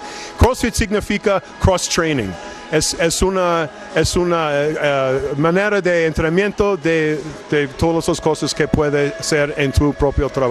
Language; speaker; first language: Spanish; non-native, learner; English